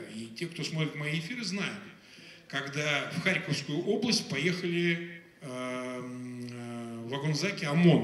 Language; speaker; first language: Russian; native; Russian